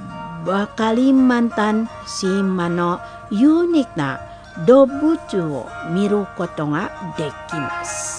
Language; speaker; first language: Japanese; non-native, fluent; Indonesian